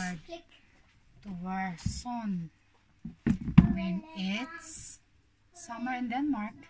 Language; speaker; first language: English; non-native, fluent; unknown